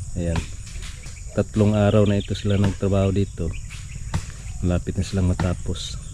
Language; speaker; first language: Filipino; non-native, local second language; Cebuano